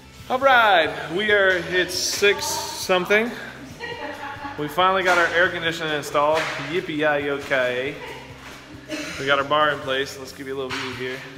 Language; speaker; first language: English; native; English